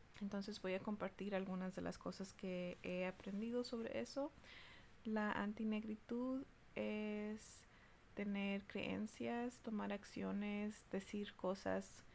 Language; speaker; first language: Spanish; early bilingual, heritage; Spanish